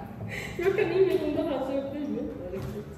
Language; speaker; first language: Swedish; early bilingual, other home language; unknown